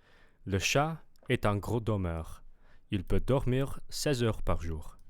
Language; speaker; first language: French; non-native, fluent; English